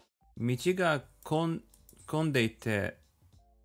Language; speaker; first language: Japanese; non-native, learner; English